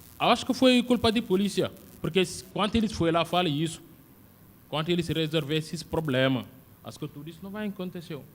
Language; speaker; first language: Portuguese; non-native, learner; Wolof